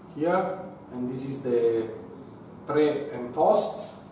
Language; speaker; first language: English; non-native, fluent; Italian